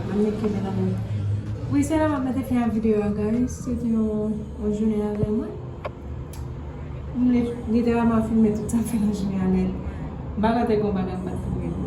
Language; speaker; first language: French; non-native, learner; Haitian Creole